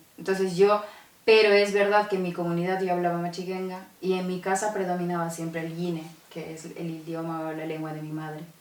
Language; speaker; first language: Spanish; non-native, local second language; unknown